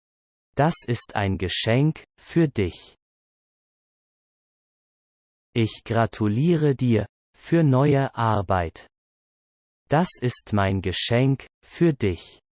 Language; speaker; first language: German; non-native, learner; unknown